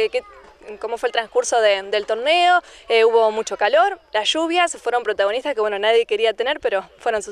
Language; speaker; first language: Spanish; native; Spanish